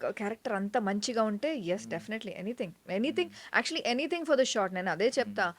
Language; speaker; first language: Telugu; non-native, fluent; Konkani